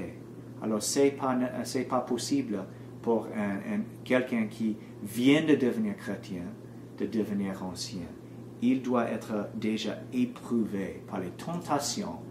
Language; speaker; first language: French; non-native, learner; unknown